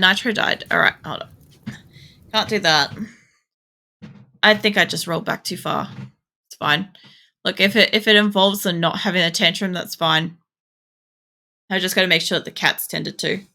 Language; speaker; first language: English; native; English